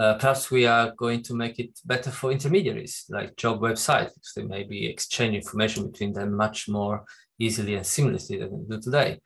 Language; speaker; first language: English; non-native, fluent; Italian